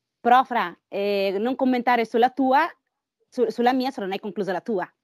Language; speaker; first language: Italian; early bilingual, heritage; Italian